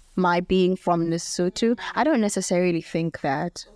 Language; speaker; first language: English; non-native, local second language; Southern Sotho